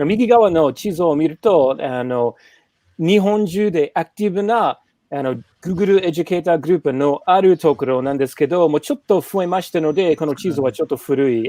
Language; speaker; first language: Japanese; non-native, learner; English